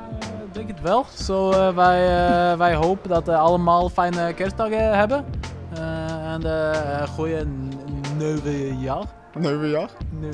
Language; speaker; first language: Dutch; non-native, learner; Norwegian